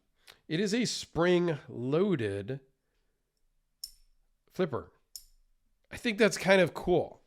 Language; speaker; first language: English; native; English